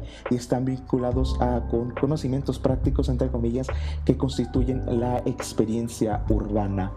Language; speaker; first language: Spanish; native; Spanish